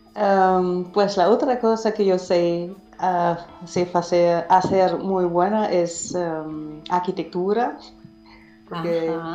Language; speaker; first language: Spanish; non-native, fluent; German